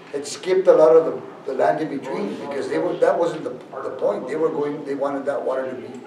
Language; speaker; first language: English; native; English